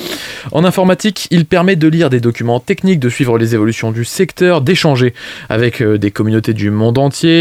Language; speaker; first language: French; native; French